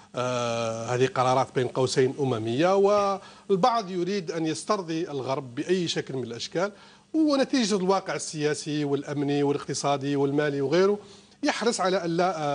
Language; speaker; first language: Arabic; native; Arabic